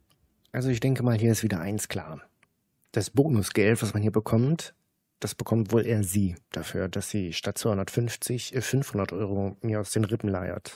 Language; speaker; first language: German; native; German